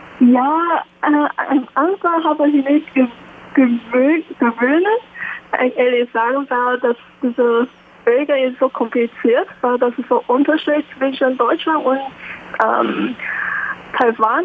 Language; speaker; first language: German; non-native, learner; Chinese